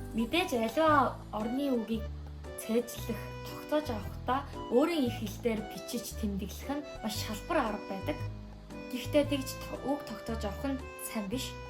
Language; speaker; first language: Mongolian; non-native, fluent; Korean